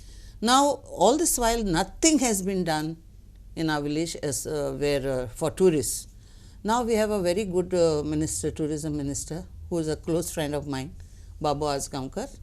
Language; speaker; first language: English; non-native, local second language; Konkani